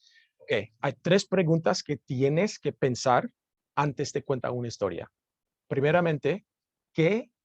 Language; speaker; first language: Spanish; non-native, learner; English